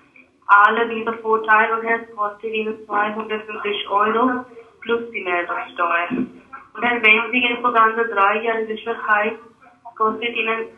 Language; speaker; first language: German; non-native, learner; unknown